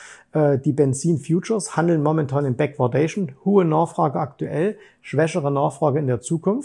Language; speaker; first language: German; native; German